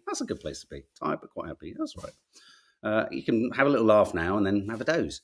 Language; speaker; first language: English; native; English